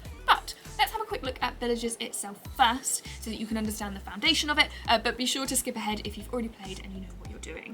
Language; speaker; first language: English; native; English